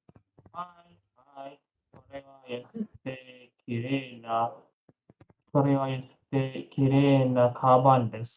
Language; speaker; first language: Japanese; non-native, learner; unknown